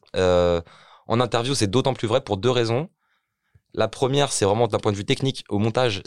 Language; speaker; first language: French; native; French